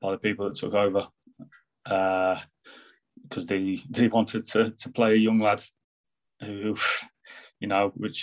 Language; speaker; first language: English; native; English